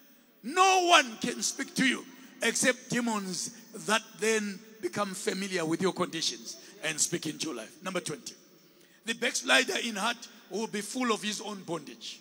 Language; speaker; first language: English; non-native, local second language; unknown